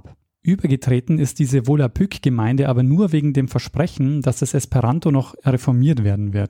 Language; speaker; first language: German; native; German